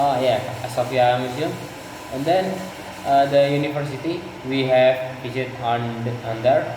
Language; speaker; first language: English; non-native, learner; Indonesian